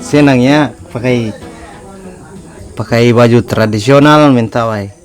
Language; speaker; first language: Indonesian; non-native, local second language; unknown